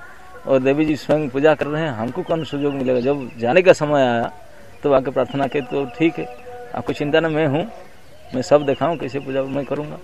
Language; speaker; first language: Hindi; non-native, local second language; Odia